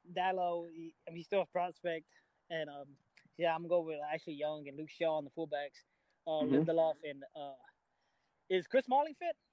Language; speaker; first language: English; native; English